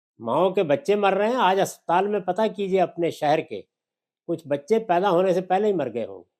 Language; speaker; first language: Urdu; non-native, local second language; Punjabi